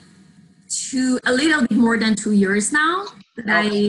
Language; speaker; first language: English; non-native, fluent; Persian